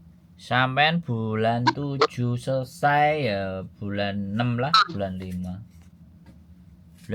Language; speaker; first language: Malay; non-native, local second language; Javanese